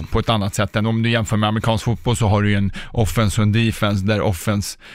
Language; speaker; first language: Swedish; early bilingual, other home language; Czech